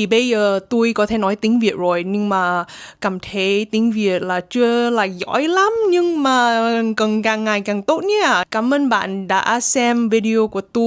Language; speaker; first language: Vietnamese; non-native, learner; English